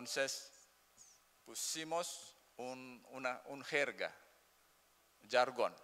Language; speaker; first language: Spanish; non-native, learner; Indonesian